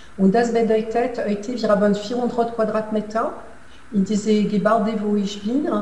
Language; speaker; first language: German; non-native, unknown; French